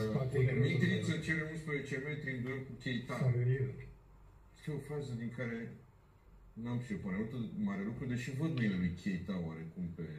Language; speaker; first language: Romanian; native; Romanian